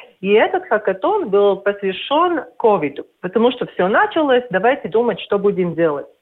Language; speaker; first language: Russian; non-native, local second language; Latvian